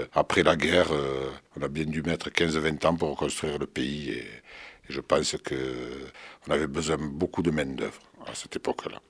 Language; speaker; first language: French; early bilingual, other home language; Arabic